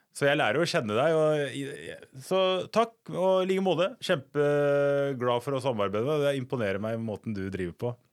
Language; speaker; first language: Norwegian; early bilingual, other home language; Arabic